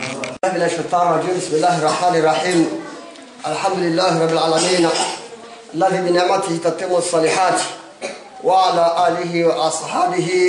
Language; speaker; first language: Arabic; non-native, local second language; Comorian